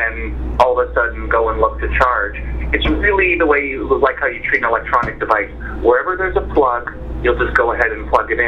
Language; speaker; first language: English; native; English